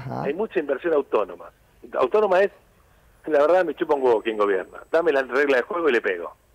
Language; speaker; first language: Spanish; native; Spanish